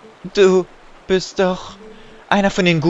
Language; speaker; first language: German; native; German